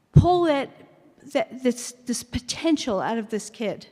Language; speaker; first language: English; early bilingual, other home language; Finnish